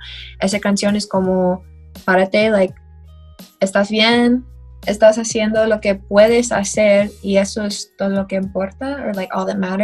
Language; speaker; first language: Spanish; non-native, learner; English